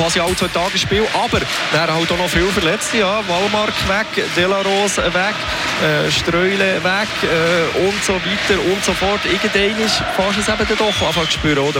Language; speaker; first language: German; native; German